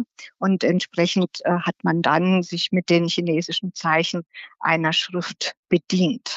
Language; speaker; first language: German; native; German